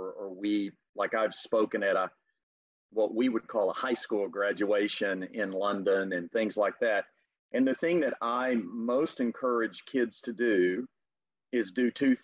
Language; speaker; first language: English; native; English